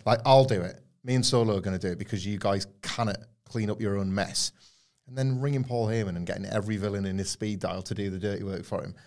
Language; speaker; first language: English; native; English